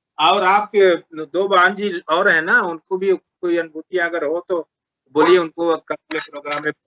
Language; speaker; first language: Hindi; native; Hindi